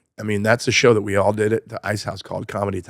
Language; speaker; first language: English; native; English